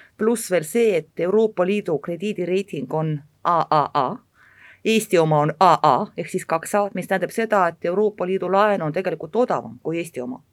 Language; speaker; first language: Estonian; non-native, local second language; Russian